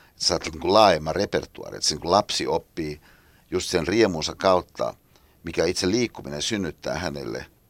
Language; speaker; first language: Finnish; native; Finnish